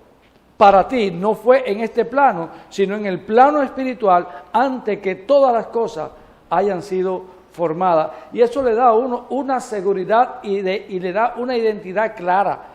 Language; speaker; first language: Spanish; native; Spanish